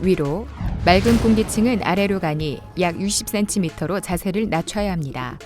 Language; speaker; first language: Korean; non-native, fluent; Vietnamese